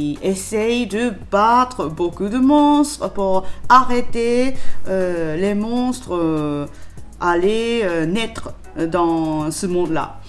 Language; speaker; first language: French; non-native, learner; Japanese